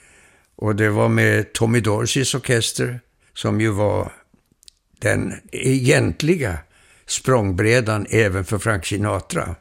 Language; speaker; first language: Swedish; early bilingual, heritage; Swedish